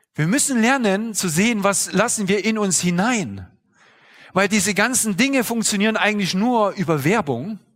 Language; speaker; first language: German; native; German